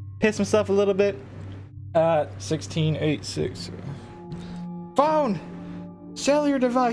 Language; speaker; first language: English; native; English